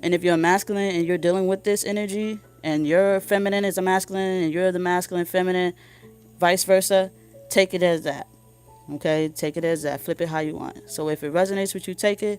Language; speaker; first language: English; native; English